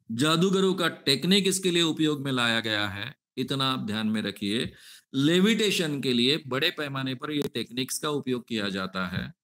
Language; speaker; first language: Hindi; non-native, local second language; Marathi